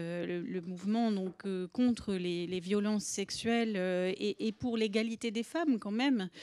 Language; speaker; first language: French; native; French